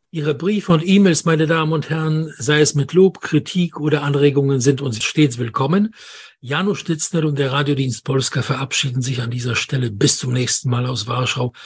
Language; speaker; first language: German; non-native, fluent; Polish